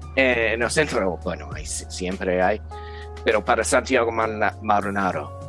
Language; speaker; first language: Spanish; non-native, fluent; English